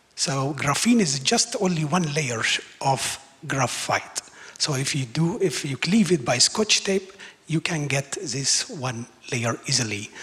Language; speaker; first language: English; non-native, fluent; Arabic